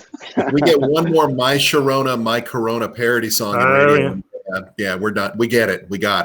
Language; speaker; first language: English; native; English